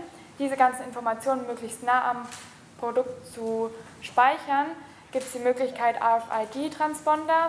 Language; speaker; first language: German; native; German